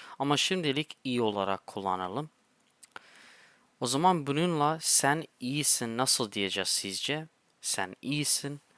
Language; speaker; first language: Turkish; non-native, fluent; English